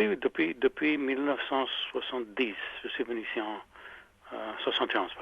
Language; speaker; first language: French; non-native, fluent; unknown